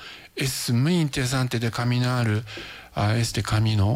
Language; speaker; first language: Spanish; non-native, learner; Japanese